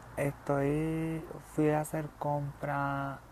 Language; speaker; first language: Spanish; early bilingual, other home language; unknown